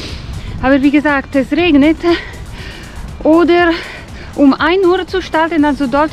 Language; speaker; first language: German; non-native, fluent; Italian